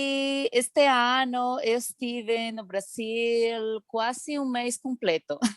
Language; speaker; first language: Portuguese; non-native, learner; Spanish